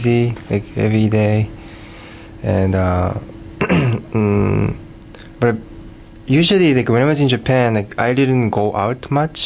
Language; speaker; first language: English; non-native, learner; Japanese